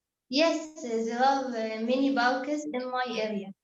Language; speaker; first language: English; non-native, learner; Arabic